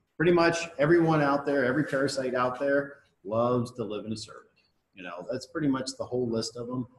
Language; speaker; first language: English; native; English